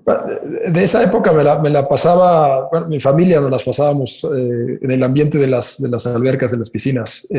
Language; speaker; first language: Spanish; native; Spanish